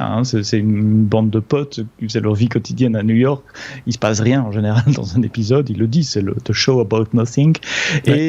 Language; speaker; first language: French; native; French